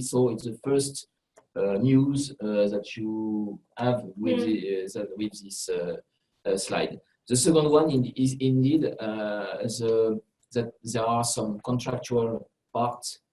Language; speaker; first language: English; non-native, fluent; French